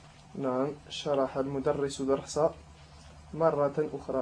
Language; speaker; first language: Arabic; non-native, learner; French